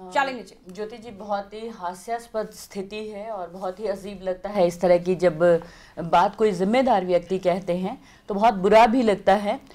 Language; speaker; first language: Hindi; native; Hindi